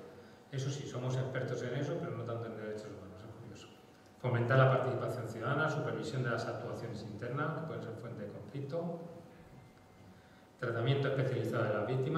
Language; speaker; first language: Spanish; native; Spanish